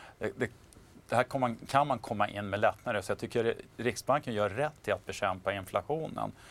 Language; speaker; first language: Swedish; native; Swedish